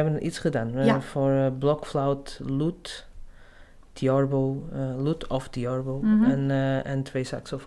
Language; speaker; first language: Dutch; non-native, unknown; Portuguese